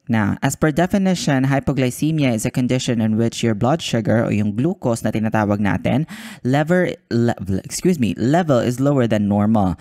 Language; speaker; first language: English; non-native, local second language; Filipino